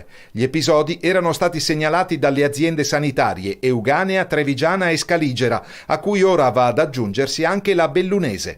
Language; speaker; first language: Italian; native; Italian